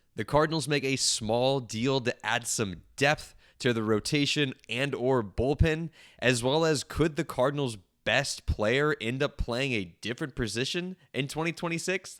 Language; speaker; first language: English; native; English